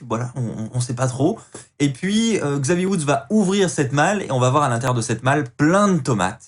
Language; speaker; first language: French; native; French